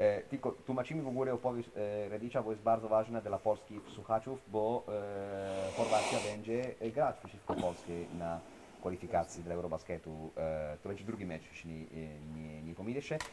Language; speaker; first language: Polish; non-native, fluent; Italian